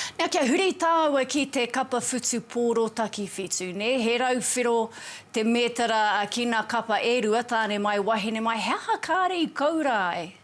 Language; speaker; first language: Māori; native; Māori